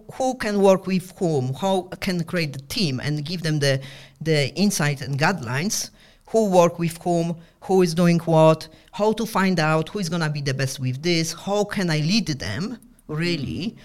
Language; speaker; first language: English; non-native, fluent; Polish